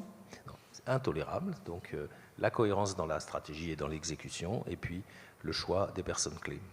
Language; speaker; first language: French; native; French